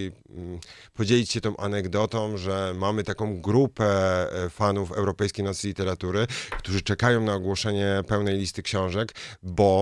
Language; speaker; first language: Polish; native; Polish